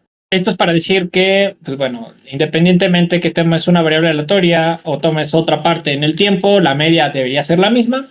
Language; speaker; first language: Spanish; native; Spanish